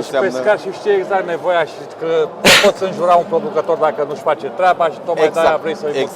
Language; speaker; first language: Romanian; native; Romanian